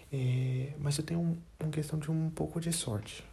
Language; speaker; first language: Portuguese; non-native, learner; English